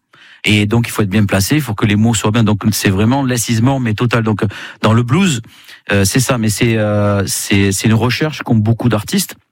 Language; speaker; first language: French; native; French